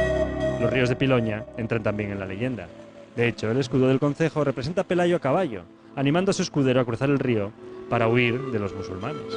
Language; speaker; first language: Spanish; native; Spanish